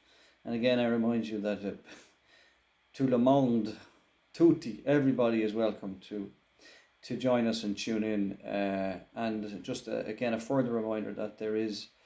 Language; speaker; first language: English; native; English